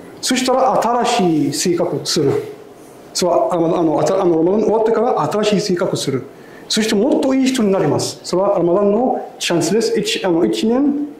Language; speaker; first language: Japanese; non-native, learner; Arabic